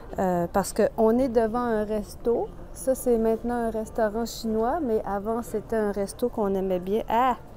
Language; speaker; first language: French; native; French